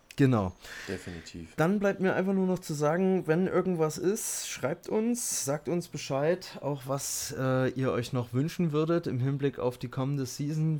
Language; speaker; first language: German; native; German